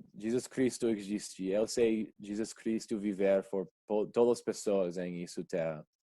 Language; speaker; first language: Portuguese; non-native, learner; English